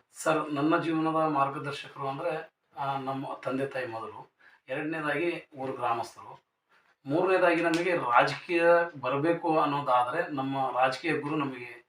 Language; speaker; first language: Kannada; non-native, local second language; Lambadi